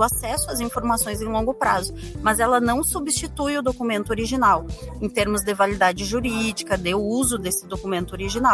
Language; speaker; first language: Portuguese; native; Portuguese